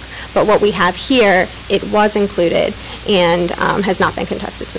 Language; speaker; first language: English; native; English